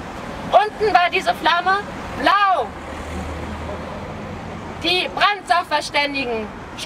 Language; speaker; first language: German; native; German